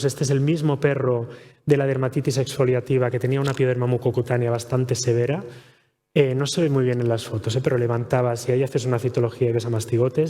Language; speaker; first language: Spanish; native; Spanish